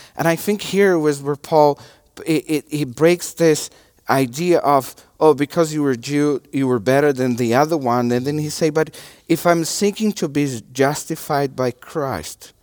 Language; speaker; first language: English; non-native, learner; Portuguese